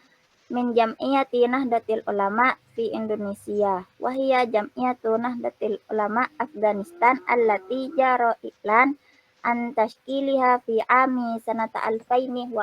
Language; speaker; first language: Arabic; non-native, learner; Indonesian